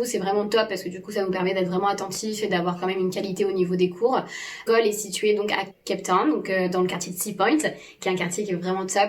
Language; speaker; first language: French; native; French